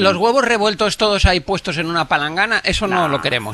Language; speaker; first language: Spanish; native; Spanish